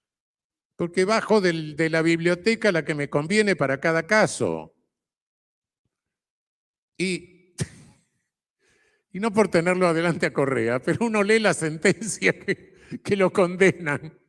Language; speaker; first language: Spanish; native; Spanish